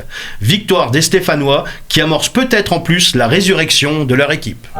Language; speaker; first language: French; native; French